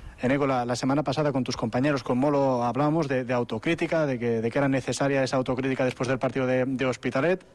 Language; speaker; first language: Spanish; native; Spanish